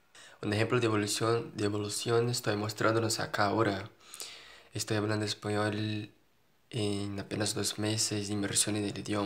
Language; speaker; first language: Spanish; non-native, learner; Portuguese